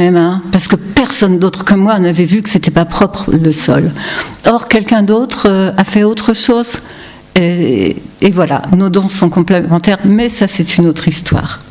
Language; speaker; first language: French; native; French